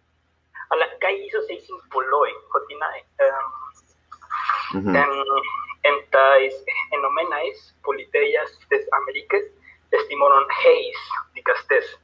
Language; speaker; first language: Greek; non-native, learner; Spanish